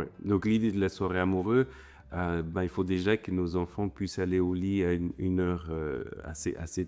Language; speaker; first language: French; native; French